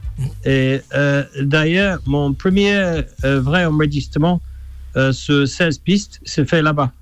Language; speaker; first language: French; non-native, fluent; English